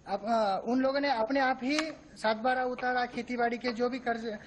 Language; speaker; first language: Hindi; non-native, local second language; Marathi